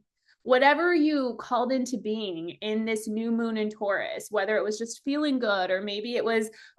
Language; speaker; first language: English; native; English